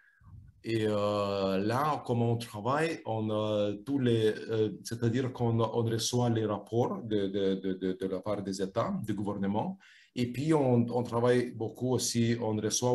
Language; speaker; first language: French; non-native, fluent; Lithuanian